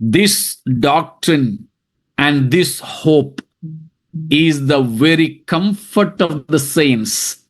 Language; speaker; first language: English; non-native, local second language; Malayalam